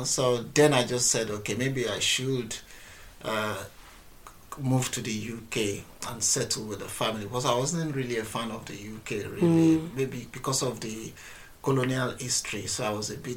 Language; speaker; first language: English; non-native, local second language; Yoruba